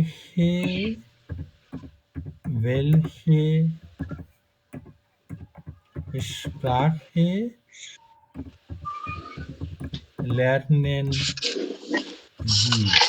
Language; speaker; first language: German; non-native, fluent; Bangla